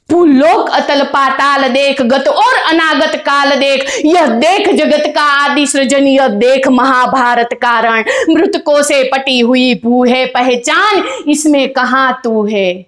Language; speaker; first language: Hindi; non-native, local second language; Gujarati